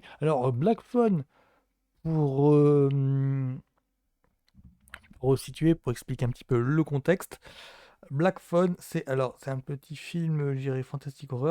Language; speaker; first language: French; native; French